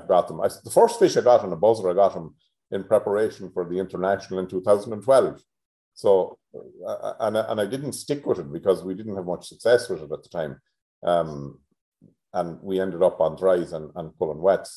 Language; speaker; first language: English; native; English